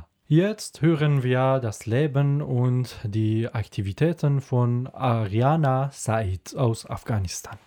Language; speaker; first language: German; non-native, learner; Persian